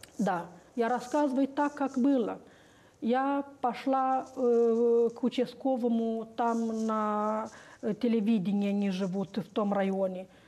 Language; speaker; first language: Russian; non-native, local second language; Romanian